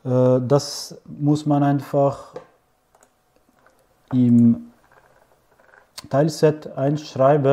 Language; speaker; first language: German; non-native, fluent; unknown